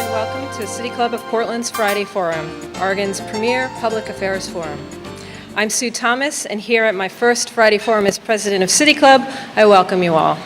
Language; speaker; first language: English; native; English